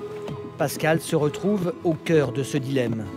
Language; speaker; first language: French; native; French